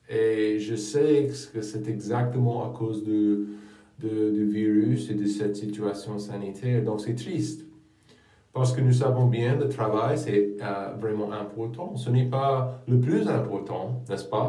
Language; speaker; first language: French; non-native, fluent; English